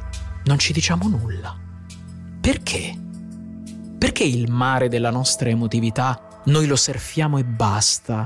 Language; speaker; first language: Italian; native; Italian